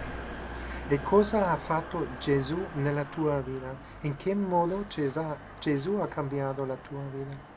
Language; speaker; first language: Italian; non-native, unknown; Spanish